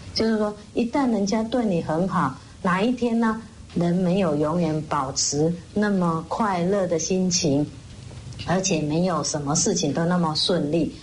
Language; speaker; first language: Chinese; native; Chinese